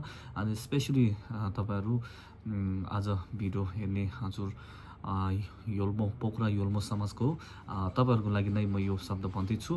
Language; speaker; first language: Nepali; non-native, local second language; Tibetan